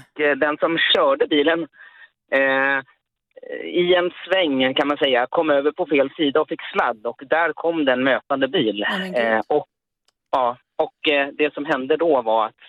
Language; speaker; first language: Swedish; native; Swedish